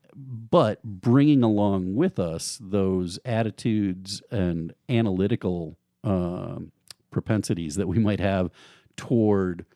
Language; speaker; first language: English; native; English